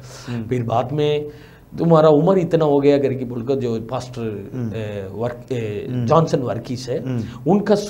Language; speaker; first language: Hindi; non-native, local second language; Tamil